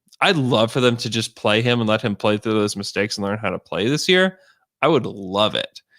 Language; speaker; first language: English; native; English